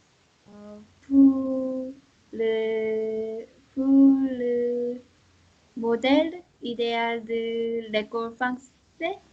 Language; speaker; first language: French; non-native, learner; Korean